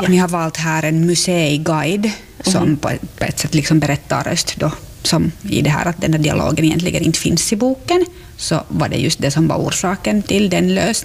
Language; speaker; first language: Swedish; native; Swedish